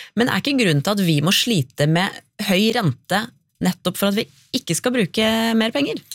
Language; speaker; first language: Norwegian; native; Norwegian